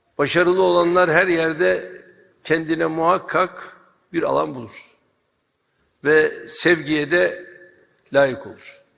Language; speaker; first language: Turkish; native; Turkish